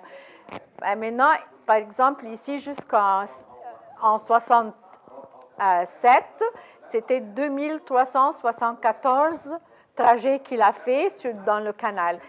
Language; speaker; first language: French; non-native, fluent; Arabic